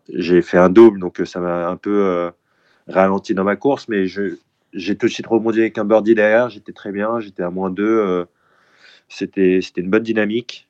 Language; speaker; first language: French; early bilingual, other home language; Korean